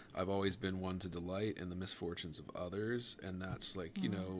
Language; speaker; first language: English; native; English